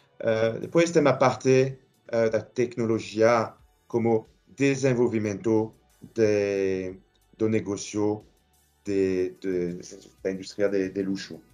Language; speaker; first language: Portuguese; non-native, fluent; French